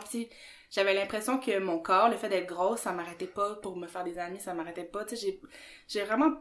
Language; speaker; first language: French; native; French